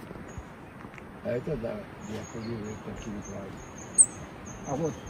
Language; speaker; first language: Russian; early bilingual, heritage; Spanish